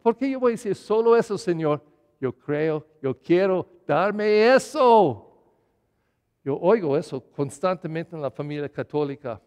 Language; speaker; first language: Spanish; non-native, learner; English